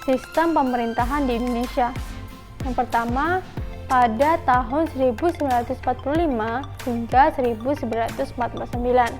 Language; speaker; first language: Indonesian; native; Indonesian